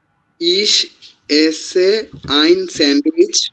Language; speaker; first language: German; non-native, learner; Bangla